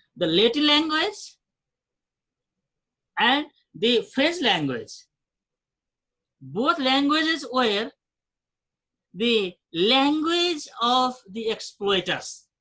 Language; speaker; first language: English; non-native, fluent; Nepali